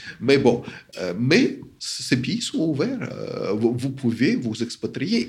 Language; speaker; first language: French; non-native, fluent; Russian